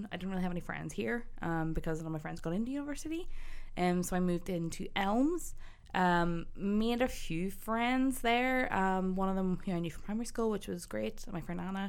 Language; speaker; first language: English; native; English